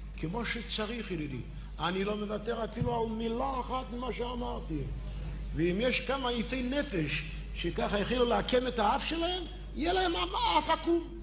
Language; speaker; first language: Hebrew; non-native, fluent; Yiddish